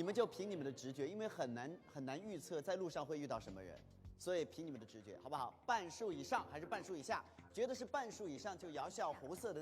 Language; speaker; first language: Chinese; native; Chinese